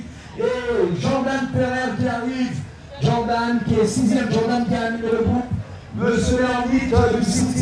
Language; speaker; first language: French; native; French